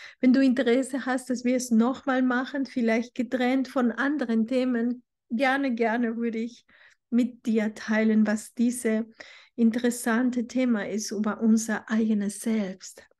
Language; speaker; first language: German; non-native, fluent; Spanish